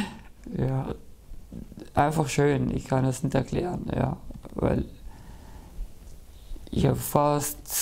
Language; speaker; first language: German; early bilingual, other home language; Kurdish